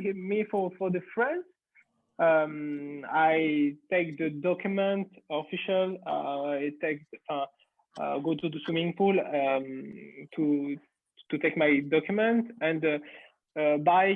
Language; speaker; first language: English; non-native, learner; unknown